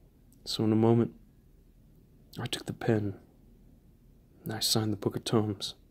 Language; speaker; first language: English; native; English